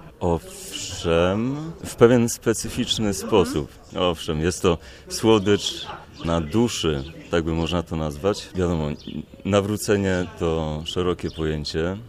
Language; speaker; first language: Polish; native; Polish